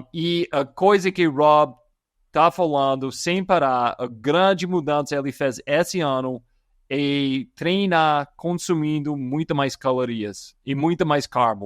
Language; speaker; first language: Portuguese; non-native, fluent; English